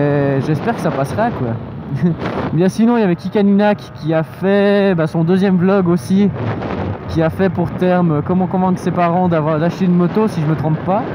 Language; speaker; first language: French; native; French